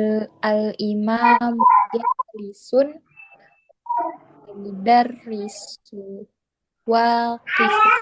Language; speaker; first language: Arabic; non-native, learner; Indonesian